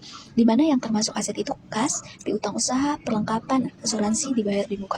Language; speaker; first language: Indonesian; native; Indonesian